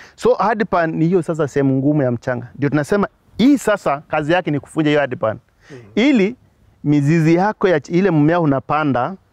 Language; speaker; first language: Swahili; non-native, local second language; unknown